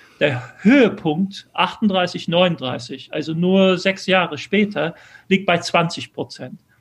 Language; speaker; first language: German; early bilingual, other home language; English